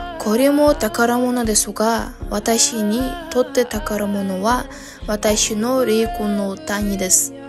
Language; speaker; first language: Japanese; non-native, learner; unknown